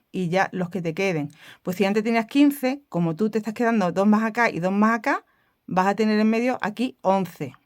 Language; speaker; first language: Spanish; native; Spanish